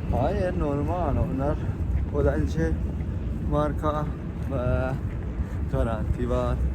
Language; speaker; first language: Turkish; non-native, learner; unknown